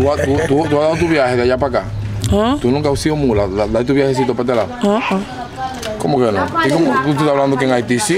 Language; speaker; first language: Spanish; native; Spanish